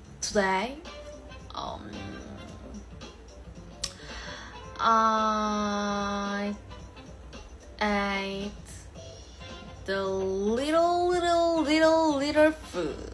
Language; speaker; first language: English; non-native, learner; Korean